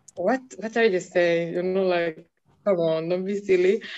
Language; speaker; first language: English; non-native, fluent; Spanish